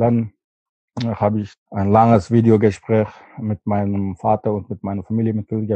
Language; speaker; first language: German; non-native, fluent; Uyghur